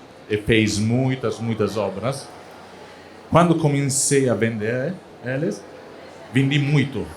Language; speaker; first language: Portuguese; non-native, learner; Italian